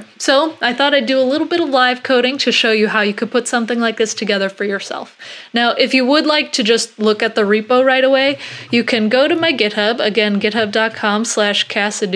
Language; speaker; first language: English; native; English